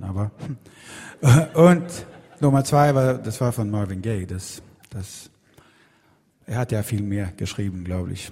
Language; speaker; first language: German; non-native, learner; Swedish